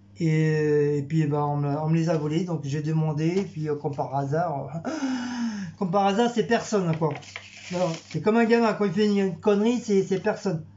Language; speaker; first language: French; native; French